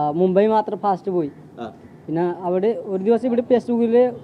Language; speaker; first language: Malayalam; non-native, local second language; Odia